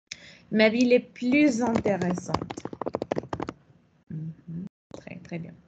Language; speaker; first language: French; non-native, fluent; Spanish